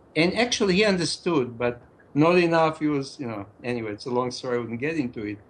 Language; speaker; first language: English; non-native, fluent; Hebrew